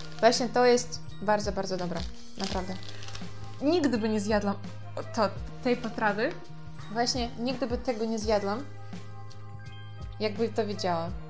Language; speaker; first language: Polish; non-native, fluent; Russian